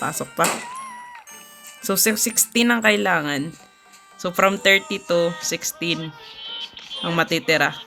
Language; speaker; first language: Filipino; native; Filipino